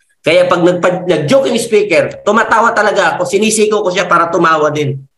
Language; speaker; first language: Filipino; non-native, local second language; Masbatenyo